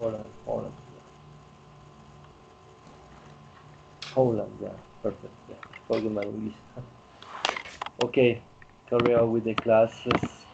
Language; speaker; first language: English; non-native, learner; Spanish